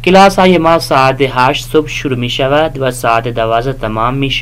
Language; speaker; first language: Persian; non-native, fluent; Urdu